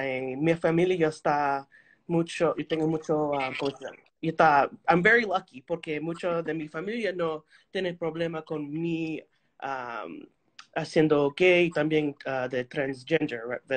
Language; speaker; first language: Spanish; early bilingual, heritage; Spanish